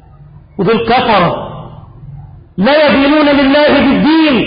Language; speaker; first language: Arabic; native; Arabic